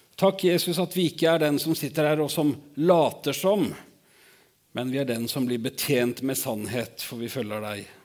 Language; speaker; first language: Norwegian; native; Norwegian